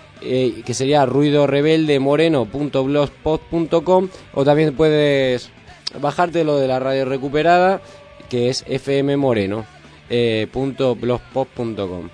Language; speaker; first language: Spanish; native; Spanish